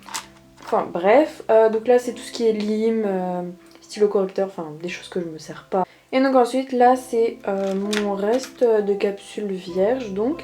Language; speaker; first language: French; native; French